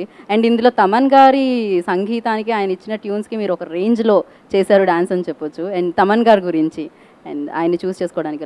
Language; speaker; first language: Telugu; native; Telugu